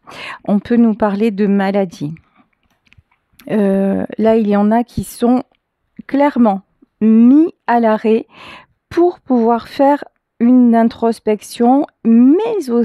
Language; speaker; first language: French; native; French